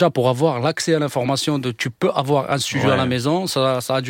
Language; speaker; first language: French; non-native, local second language; Arabic